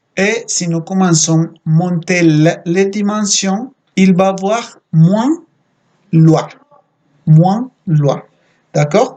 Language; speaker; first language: French; non-native, fluent; Spanish